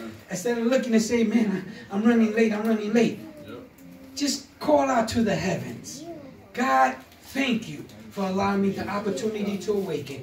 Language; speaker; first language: English; early bilingual, other home language; Spanish